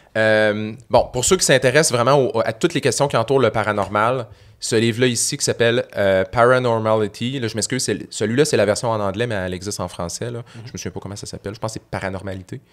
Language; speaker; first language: French; native; French